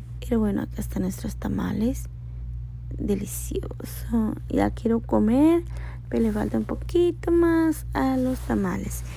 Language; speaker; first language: Spanish; native; Spanish